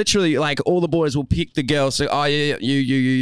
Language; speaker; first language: English; native; English